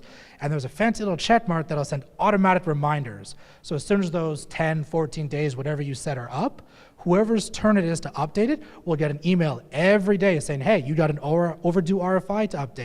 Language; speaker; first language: English; native; English